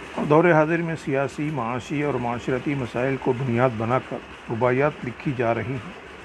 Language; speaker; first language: Urdu; native; Urdu